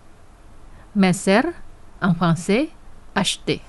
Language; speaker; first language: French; non-native, fluent; Indonesian